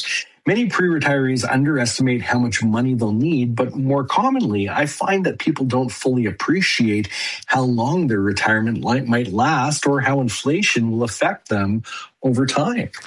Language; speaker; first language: English; native; English